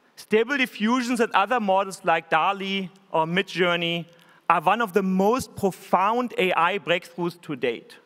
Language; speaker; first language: English; non-native, fluent; German